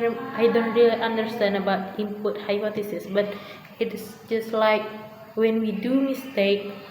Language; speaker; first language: English; non-native, learner; Indonesian